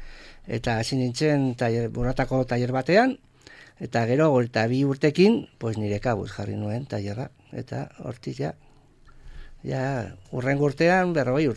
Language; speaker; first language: Basque; non-native, local second language; Spanish